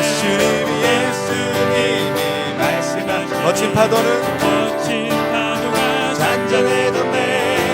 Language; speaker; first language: Korean; native; Korean